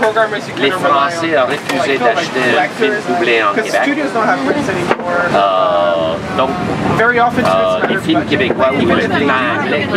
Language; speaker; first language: French; non-native, local second language; English